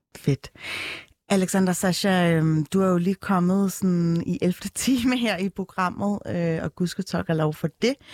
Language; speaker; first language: Danish; early bilingual, other home language; Turkish